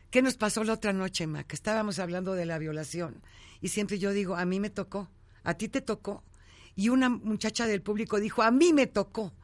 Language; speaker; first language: Spanish; native; Spanish